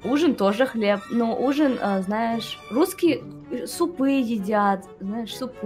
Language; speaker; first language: Russian; native; Russian